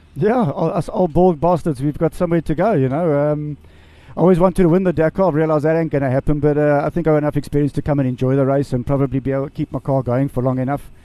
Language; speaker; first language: English; native; English